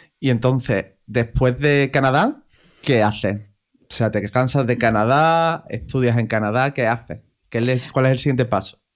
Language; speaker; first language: Spanish; native; Spanish